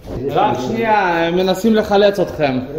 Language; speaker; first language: Hebrew; native; Hebrew